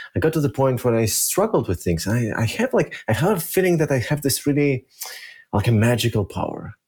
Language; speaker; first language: English; early bilingual, other home language; Russian